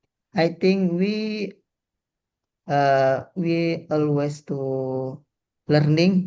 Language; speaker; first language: English; non-native, learner; Indonesian